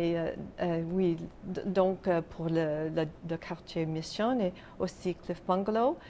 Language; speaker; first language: French; non-native, local second language; English